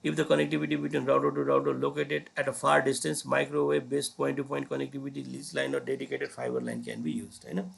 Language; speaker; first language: English; non-native, local second language; Nepali